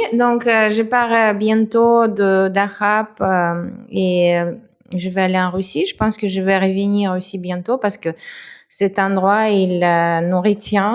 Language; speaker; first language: French; non-native, fluent; Russian